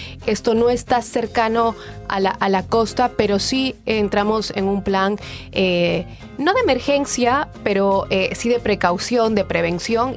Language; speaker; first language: Spanish; native; Spanish